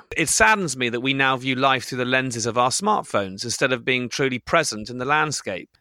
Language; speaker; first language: English; native; English